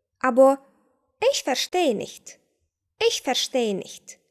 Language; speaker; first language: German; non-native, fluent; Ukrainian